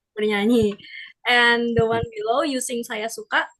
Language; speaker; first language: English; non-native, fluent; Indonesian